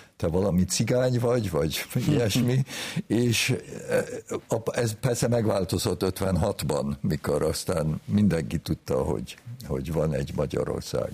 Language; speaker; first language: Hungarian; early bilingual, heritage; Hungarian